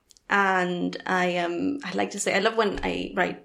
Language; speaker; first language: English; non-native, fluent; Spanish